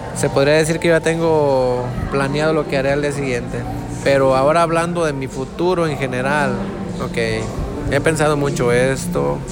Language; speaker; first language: Spanish; native; Spanish